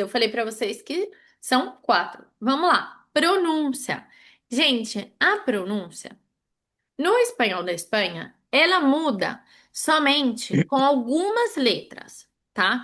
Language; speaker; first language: Portuguese; non-native, fluent; Spanish